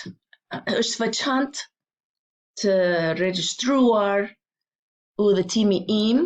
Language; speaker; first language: Albanian; non-native, learner; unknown